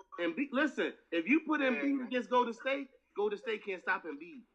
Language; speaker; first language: English; native; English